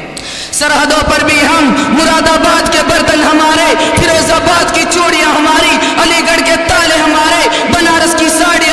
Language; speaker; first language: Urdu; native; Urdu